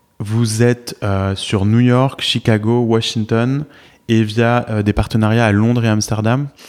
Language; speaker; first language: French; native; French